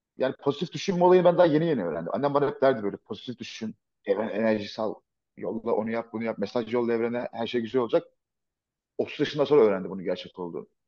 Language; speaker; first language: Turkish; native; Turkish